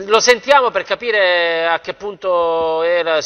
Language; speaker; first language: Italian; native; Italian